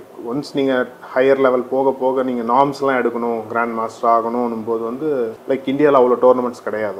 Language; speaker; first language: Tamil; native; Tamil